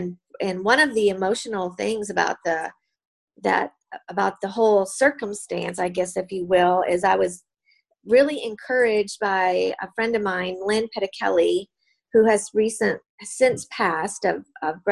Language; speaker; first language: English; native; English